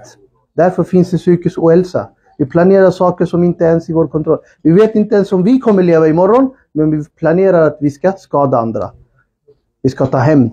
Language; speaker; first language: Swedish; non-native, fluent; Urdu